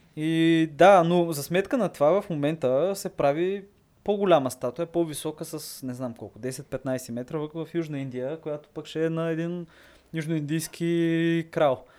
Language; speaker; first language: Bulgarian; native; Bulgarian